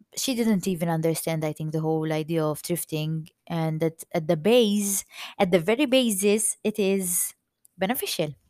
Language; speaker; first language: English; non-native, fluent; Maltese